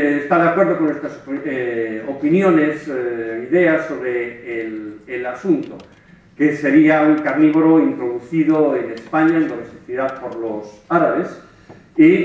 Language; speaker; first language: Spanish; native; Spanish